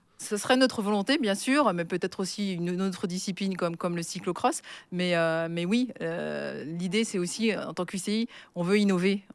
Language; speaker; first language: French; native; French